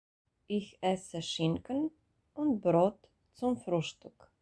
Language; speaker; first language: German; non-native, fluent; Serbian